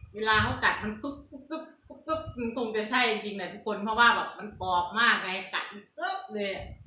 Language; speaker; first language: Thai; native; Thai